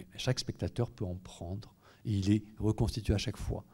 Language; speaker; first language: French; native; French